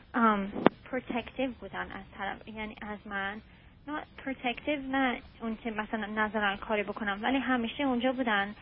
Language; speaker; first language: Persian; early bilingual, heritage; Persian